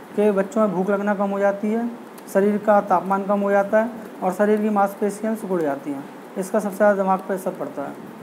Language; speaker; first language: Hindi; native; Hindi